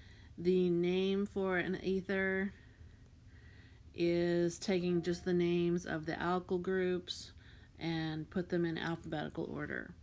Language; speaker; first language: English; native; English